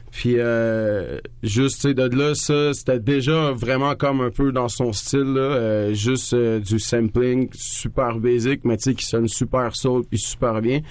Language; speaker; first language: French; native; French